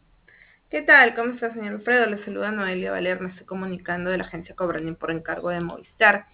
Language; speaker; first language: Spanish; native; Spanish